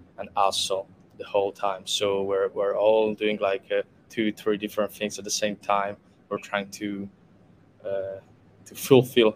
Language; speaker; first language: English; non-native, fluent; Italian